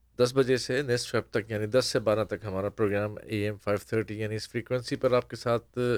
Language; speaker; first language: Urdu; native; Urdu